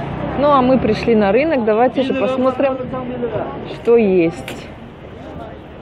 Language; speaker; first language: Russian; native; Russian